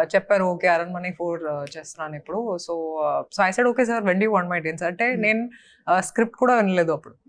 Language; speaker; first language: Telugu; non-native, fluent; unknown